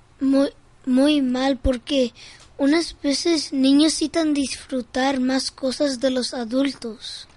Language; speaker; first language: Spanish; early bilingual, heritage; Spanish